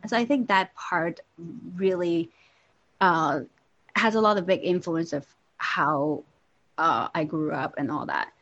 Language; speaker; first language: English; non-native, local second language; Cantonese